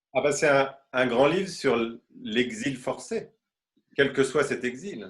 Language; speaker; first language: French; native; French